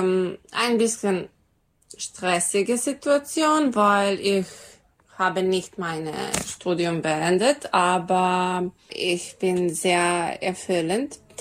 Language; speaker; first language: German; non-native, learner; Serbian